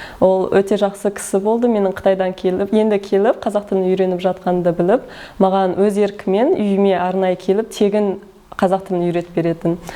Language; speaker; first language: Kazakh; early bilingual, heritage; Kazakh